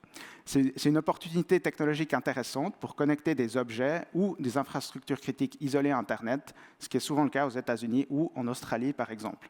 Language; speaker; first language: French; native; French